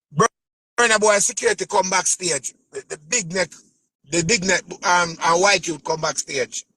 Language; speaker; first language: English; native; English